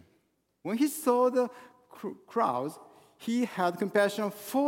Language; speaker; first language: English; non-native, fluent; Japanese